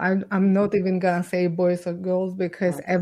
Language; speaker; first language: English; non-native, fluent; Ukrainian